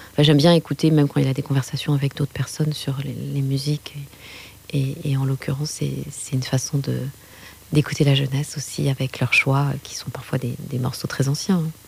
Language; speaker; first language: French; non-native, local second language; Kinyarwanda